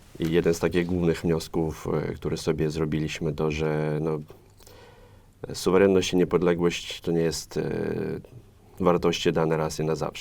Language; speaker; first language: Polish; non-native, fluent; Ukrainian